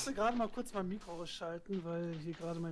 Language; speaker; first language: German; native; German